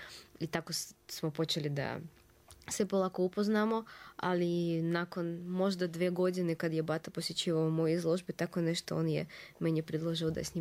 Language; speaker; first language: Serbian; non-native, fluent; Russian